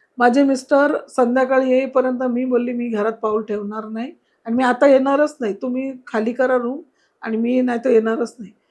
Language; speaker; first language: Marathi; non-native, local second language; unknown